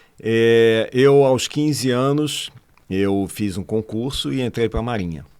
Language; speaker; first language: Portuguese; native; Portuguese